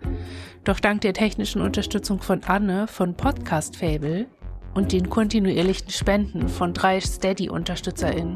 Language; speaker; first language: German; native; German